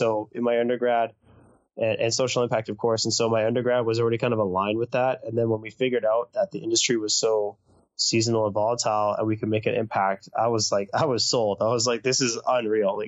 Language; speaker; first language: English; native; English